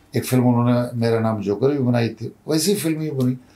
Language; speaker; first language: Hindi; native; Hindi